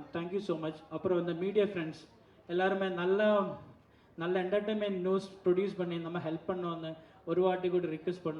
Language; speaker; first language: Tamil; non-native, learner; Malayalam